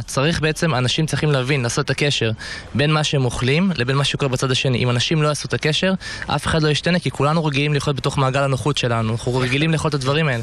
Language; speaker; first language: Hebrew; native; Hebrew